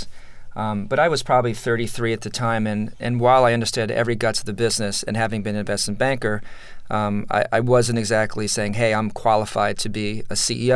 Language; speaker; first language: English; native; English